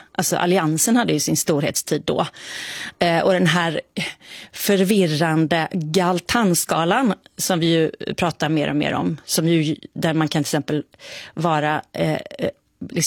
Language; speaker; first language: Swedish; native; Swedish